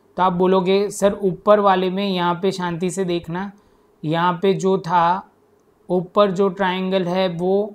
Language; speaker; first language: Hindi; non-native, local second language; Gujarati